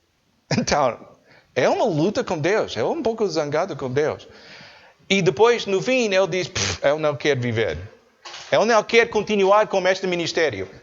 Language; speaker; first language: Portuguese; non-native, learner; English